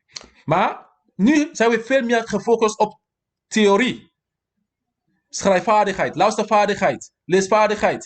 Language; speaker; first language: Dutch; non-native, fluent; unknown